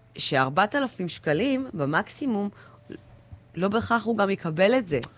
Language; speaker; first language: Hebrew; early bilingual, other home language; Russian